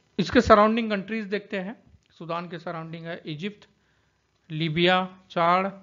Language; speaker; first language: Hindi; non-native, local second language; Marathi